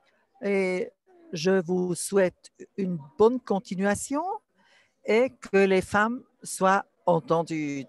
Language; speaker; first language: French; non-native, local second language; German